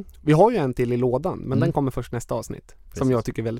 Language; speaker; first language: Swedish; native; Swedish